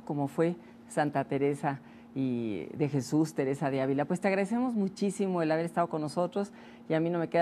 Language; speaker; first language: Spanish; native; Spanish